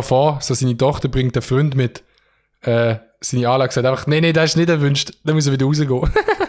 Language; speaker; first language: German; native; German